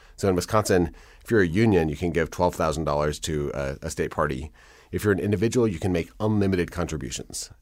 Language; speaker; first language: English; native; English